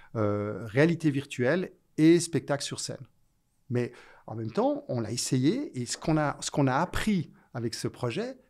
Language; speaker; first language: French; native; French